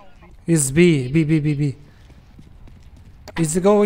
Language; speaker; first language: English; non-native, learner; Portuguese